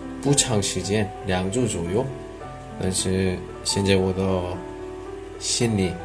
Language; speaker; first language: Chinese; non-native, learner; Korean